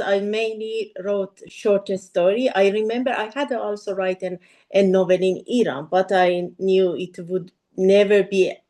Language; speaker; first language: English; non-native, learner; Persian